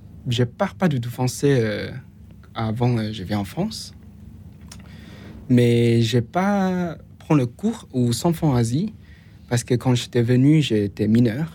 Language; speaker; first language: French; non-native, fluent; Chinese